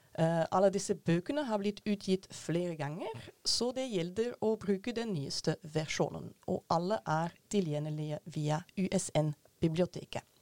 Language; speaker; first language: Norwegian; non-native, fluent; Dutch